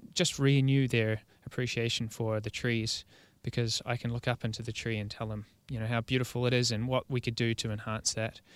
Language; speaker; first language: English; native; English